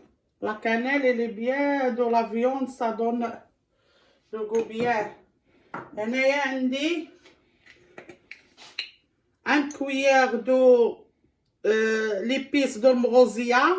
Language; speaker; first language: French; non-native, learner; Arabic